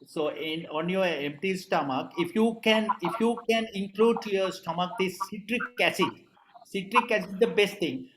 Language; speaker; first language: English; non-native, local second language; Sinhala